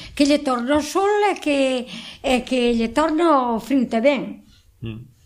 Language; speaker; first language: Galician; native; Galician